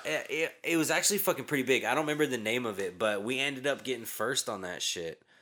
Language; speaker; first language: English; native; English